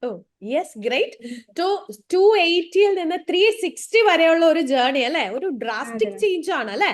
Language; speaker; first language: Malayalam; native; Malayalam